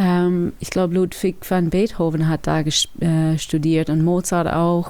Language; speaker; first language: German; non-native, learner; English